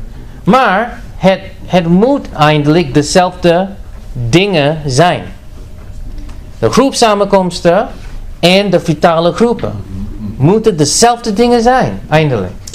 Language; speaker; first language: Dutch; non-native, fluent; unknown